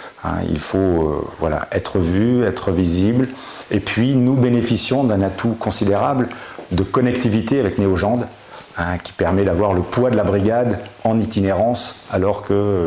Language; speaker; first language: French; native; French